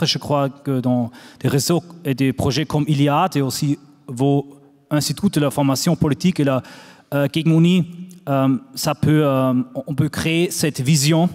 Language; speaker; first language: French; non-native, fluent; German